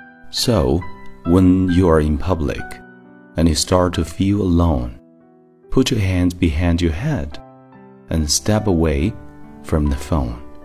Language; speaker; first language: English; non-native, fluent; Chinese